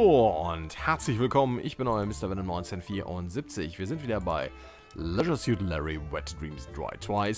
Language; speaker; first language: German; native; German